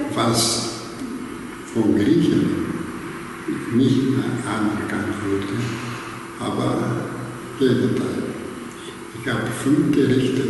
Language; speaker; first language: German; non-native, learner; Greek